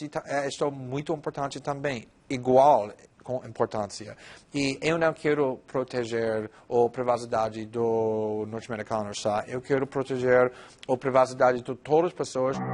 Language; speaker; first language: Portuguese; non-native, fluent; English